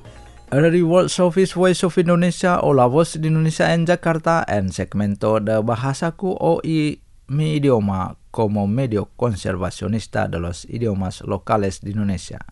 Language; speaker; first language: Spanish; non-native, fluent; Indonesian